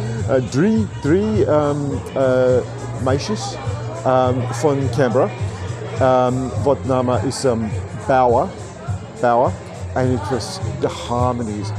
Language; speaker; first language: Dutch; non-native, learner; English